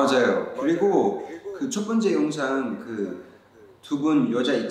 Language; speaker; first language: Korean; non-native, learner; Cantonese